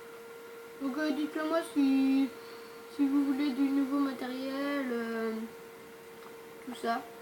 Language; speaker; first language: French; native; French